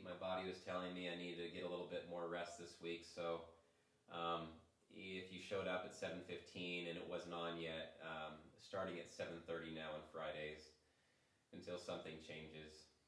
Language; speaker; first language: English; native; English